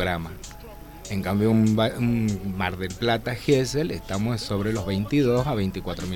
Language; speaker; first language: Spanish; native; Spanish